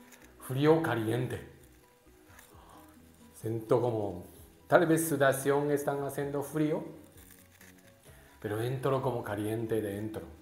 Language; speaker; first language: Spanish; non-native, learner; Japanese